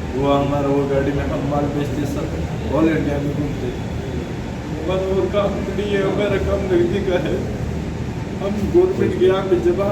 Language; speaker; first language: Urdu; non-native, fluent; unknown